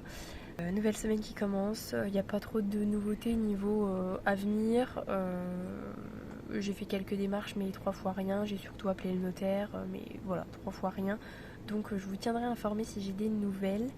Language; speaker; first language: French; native; French